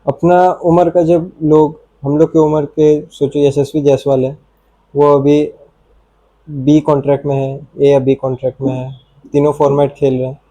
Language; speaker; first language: Hindi; non-native, local second language; Bangla